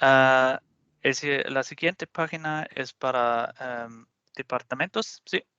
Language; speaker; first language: Spanish; non-native, fluent; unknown